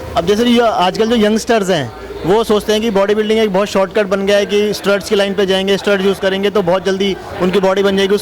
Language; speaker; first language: Hindi; native; Hindi